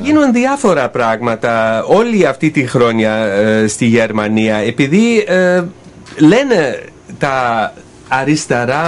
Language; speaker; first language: Greek; non-native, fluent; German